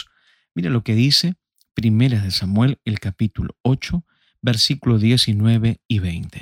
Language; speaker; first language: Spanish; native; Spanish